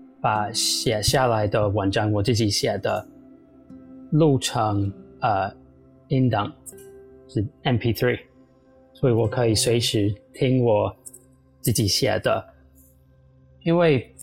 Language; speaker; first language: Chinese; non-native, fluent; English